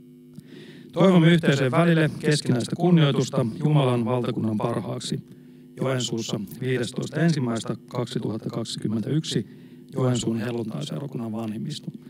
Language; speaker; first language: Finnish; native; Finnish